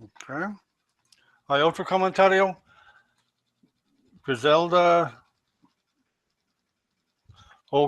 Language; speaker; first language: Spanish; non-native, learner; English